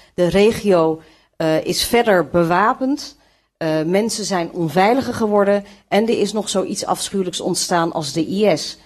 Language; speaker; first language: Dutch; early bilingual, other home language; Kurdish